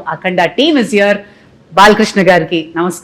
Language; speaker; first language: Telugu; native; Telugu